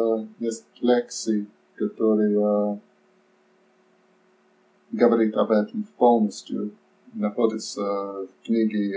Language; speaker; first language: Russian; non-native, fluent; English